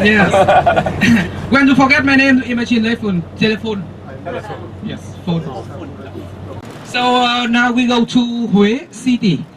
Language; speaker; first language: English; non-native, learner; Vietnamese